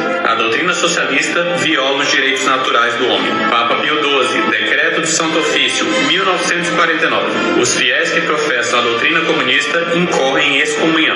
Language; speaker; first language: Portuguese; native; Portuguese